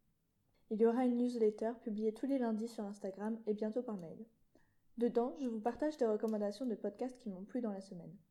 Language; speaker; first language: French; native; French